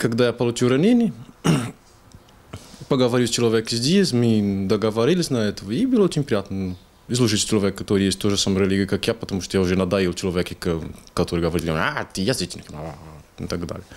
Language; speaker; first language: Russian; non-native, learner; Portuguese